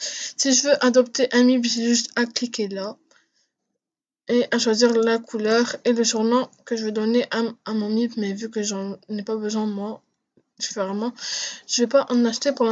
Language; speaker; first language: French; native; French